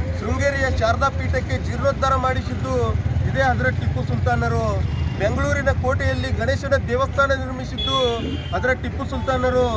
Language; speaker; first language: Kannada; non-native, local second language; Urdu